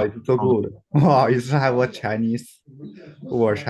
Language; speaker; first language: English; non-native, learner; Chinese